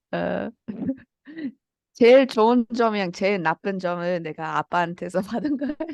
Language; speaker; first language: Korean; early bilingual, heritage; Korean